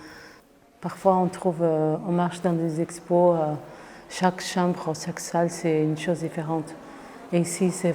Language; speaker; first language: French; non-native, fluent; Portuguese